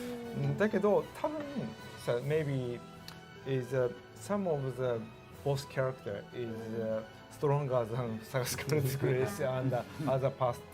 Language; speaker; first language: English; non-native, learner; Japanese